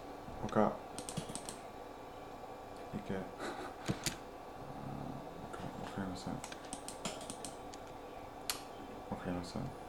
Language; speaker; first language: Japanese; non-native, learner; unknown